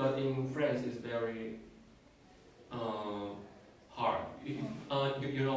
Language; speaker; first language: English; non-native, learner; Chinese